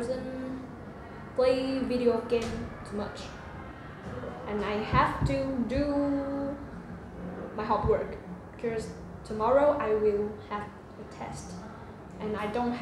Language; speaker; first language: English; non-native, learner; Vietnamese